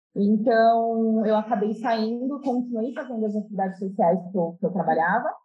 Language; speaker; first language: Portuguese; native; Portuguese